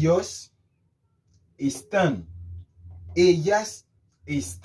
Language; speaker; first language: Spanish; non-native, fluent; Haitian Creole